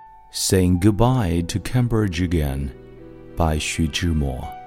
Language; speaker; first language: English; non-native, fluent; Chinese